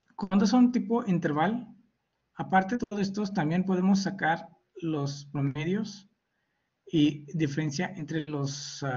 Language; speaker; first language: Spanish; non-native, fluent; Hindi